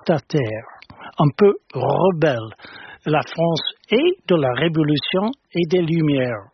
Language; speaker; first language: French; non-native, fluent; English